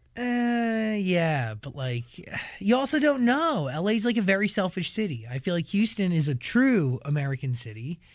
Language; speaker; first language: English; native; English